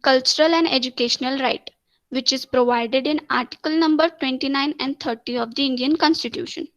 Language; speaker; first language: English; non-native, local second language; Marathi